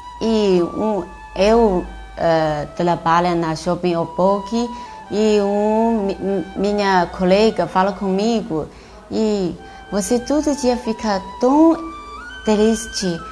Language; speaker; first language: Portuguese; non-native, learner; Chinese